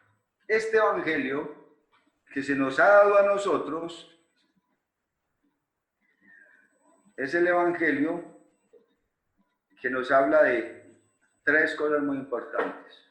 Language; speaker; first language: Spanish; native; Spanish